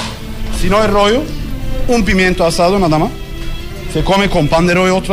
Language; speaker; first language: Spanish; non-native, fluent; Turkish